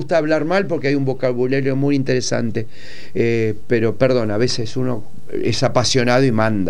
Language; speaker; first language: Spanish; native; Spanish